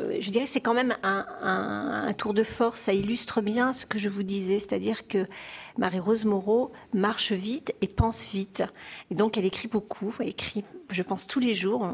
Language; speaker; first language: French; native; French